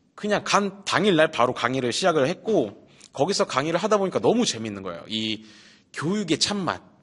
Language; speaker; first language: Korean; early bilingual, heritage; Russian